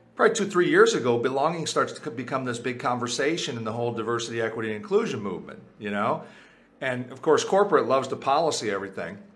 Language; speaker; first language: English; early bilingual, other home language; Spanish